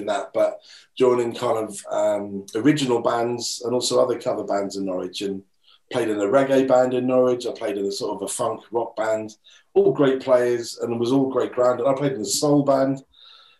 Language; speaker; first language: English; native; English